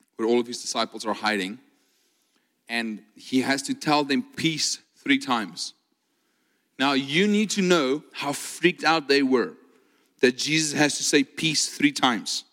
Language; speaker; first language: English; non-native, local second language; Afrikaans